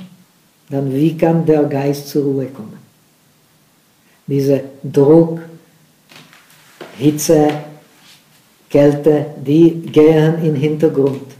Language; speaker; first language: German; non-native, fluent; Czech